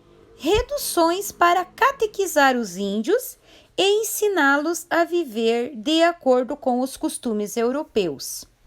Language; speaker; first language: Portuguese; native; Portuguese